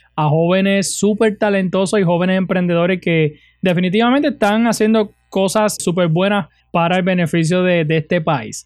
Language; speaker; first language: Spanish; native; Spanish